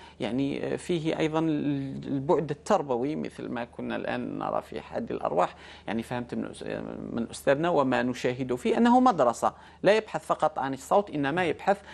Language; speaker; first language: Arabic; native; Arabic